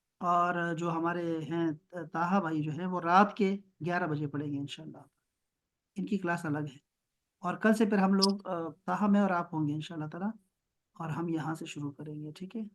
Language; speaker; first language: Urdu; non-native, local second language; Pashto